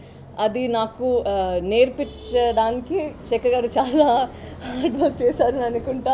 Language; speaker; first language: Telugu; non-native, learner; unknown